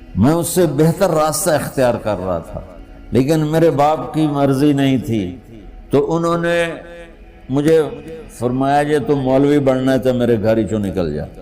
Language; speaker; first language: Urdu; non-native, local second language; Punjabi